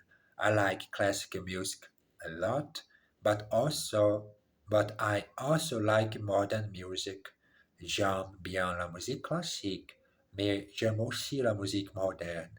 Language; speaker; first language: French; non-native, learner; English